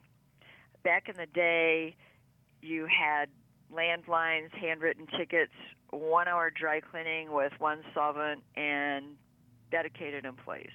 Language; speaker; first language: English; native; English